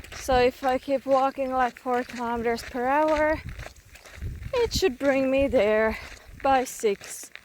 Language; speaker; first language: English; non-native, fluent; Finnish